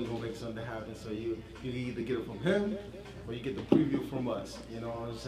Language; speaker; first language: English; native; English